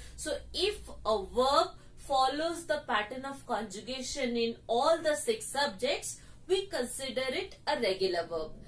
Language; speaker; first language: English; non-native, local second language; Hindi